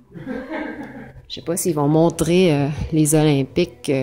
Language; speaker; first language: French; native; French